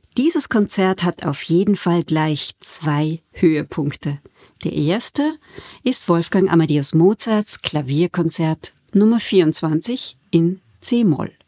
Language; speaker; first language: German; native; German